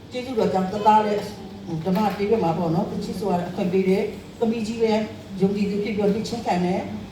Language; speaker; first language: Burmese; non-native, local second language; Shan